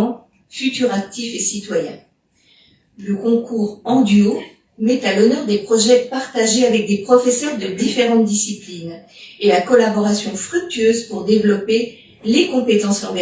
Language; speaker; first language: French; native; French